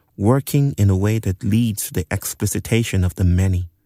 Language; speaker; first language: English; non-native, local second language; Yoruba